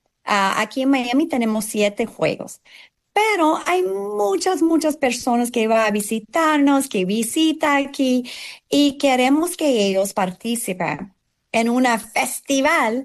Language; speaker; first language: Spanish; non-native, fluent; English